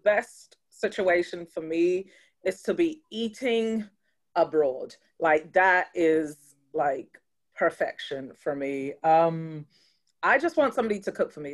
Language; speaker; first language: English; non-native, local second language; Yoruba